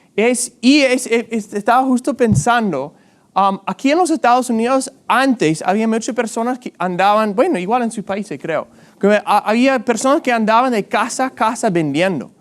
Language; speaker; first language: Spanish; non-native, fluent; English